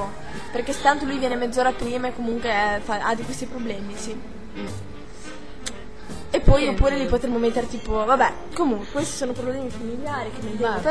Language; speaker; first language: Italian; native; Italian